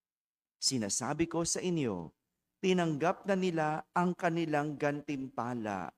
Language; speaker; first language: Filipino; native; Filipino